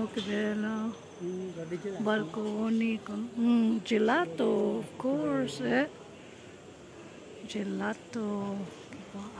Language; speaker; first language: Italian; non-native, learner; Filipino